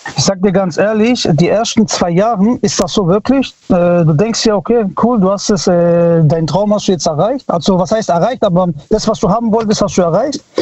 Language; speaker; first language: German; early bilingual, other home language; Italian